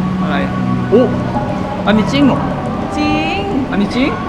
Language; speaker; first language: Thai; non-native, learner; Korean